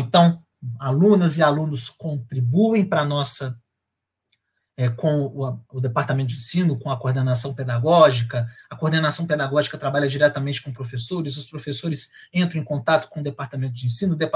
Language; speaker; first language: Portuguese; native; Portuguese